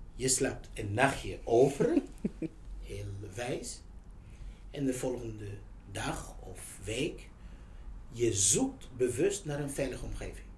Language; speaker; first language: Dutch; non-native, fluent; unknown